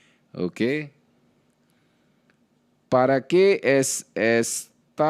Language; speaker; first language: Spanish; non-native, learner; Hindi